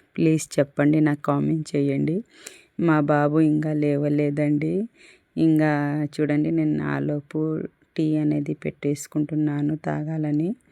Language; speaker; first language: Telugu; non-native, local second language; Urdu